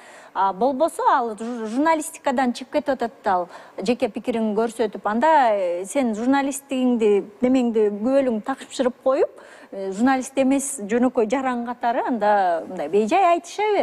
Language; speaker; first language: Kyrgyz; native; Kyrgyz